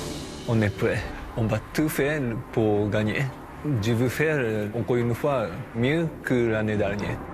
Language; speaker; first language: French; non-native, learner; Japanese